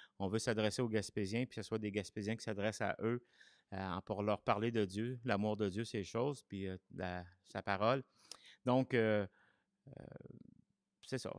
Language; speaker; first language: French; native; French